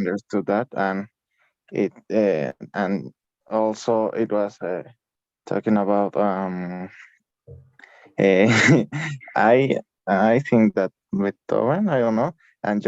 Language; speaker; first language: English; non-native, learner; Spanish